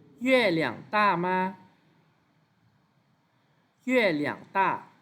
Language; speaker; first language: Chinese; non-native, fluent; Thai